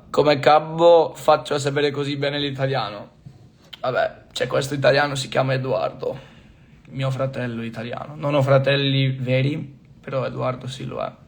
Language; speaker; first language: Italian; non-native, fluent; English